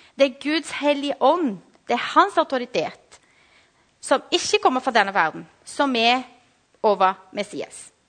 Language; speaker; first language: Norwegian; non-native, fluent; Portuguese